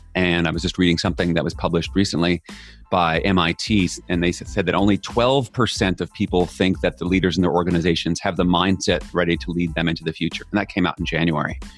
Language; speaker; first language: English; native; English